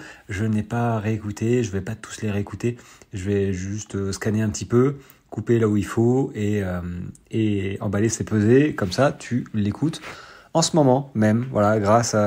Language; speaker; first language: French; native; French